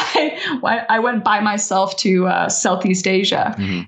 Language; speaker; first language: English; native; English